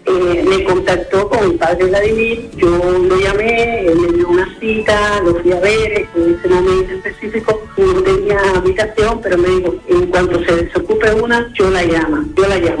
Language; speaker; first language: Spanish; native; Spanish